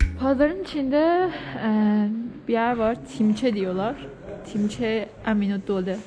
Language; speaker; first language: Turkish; non-native, learner; Persian